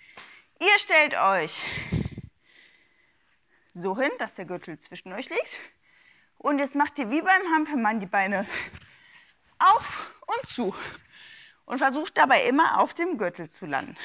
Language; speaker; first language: German; native; German